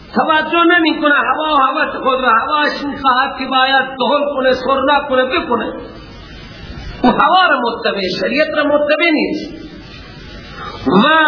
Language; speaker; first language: Persian; non-native, local second language; Baluchi